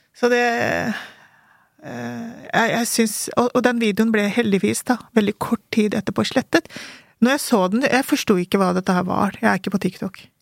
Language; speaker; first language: Norwegian; early bilingual, other home language; Urdu